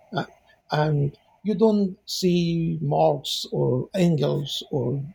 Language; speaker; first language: English; non-native, fluent; Persian